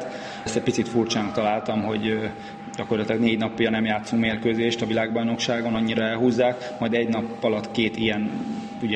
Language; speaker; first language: Hungarian; native; Hungarian